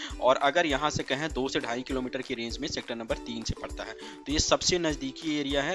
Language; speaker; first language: Hindi; native; Hindi